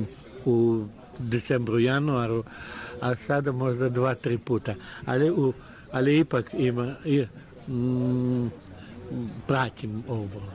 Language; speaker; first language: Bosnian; non-native, learner; Russian